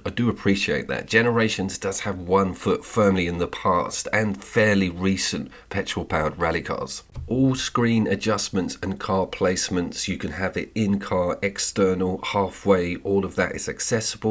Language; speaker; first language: English; native; English